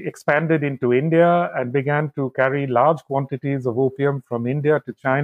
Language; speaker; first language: English; non-native, local second language; Bangla